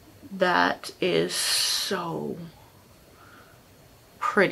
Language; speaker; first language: English; native; English